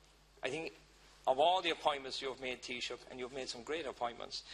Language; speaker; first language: English; native; English